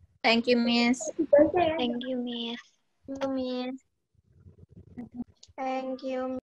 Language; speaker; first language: English; non-native, fluent; Indonesian